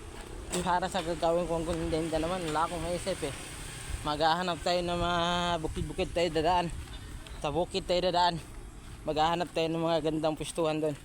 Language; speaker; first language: Filipino; non-native, local second language; Cebuano